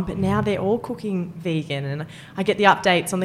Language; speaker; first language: English; native; English